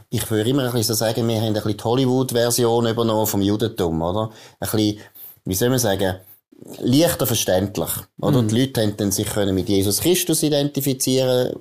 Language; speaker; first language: German; native; German